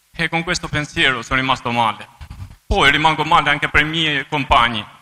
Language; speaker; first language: Italian; non-native, fluent; Albanian